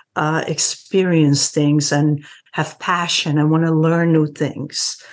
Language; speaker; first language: English; non-native, fluent; Dutch